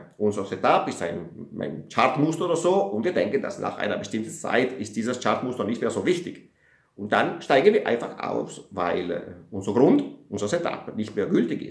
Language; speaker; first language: German; non-native, fluent; Italian